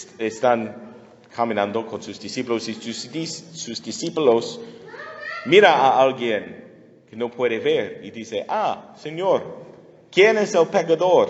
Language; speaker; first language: Spanish; non-native, fluent; English